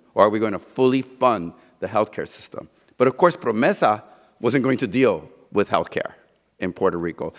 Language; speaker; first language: English; early bilingual, other home language; Spanish